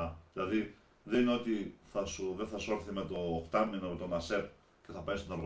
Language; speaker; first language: Greek; native; Greek